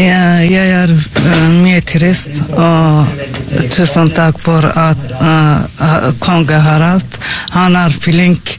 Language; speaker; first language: Norwegian; non-native, learner; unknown